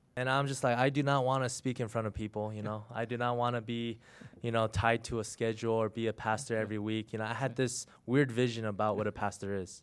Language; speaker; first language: English; early bilingual, other home language; Chinese